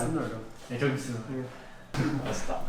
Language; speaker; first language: Korean; non-native, learner; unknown